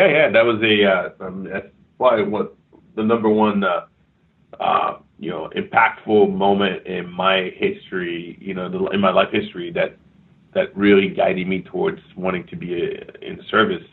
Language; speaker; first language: English; early bilingual, other home language; French